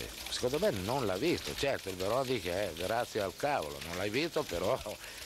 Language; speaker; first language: Italian; native; Italian